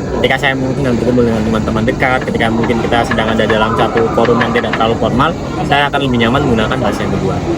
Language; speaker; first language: Indonesian; native; Indonesian